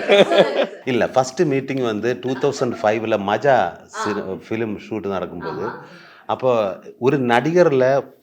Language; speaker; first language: Tamil; non-native, learner; Malayalam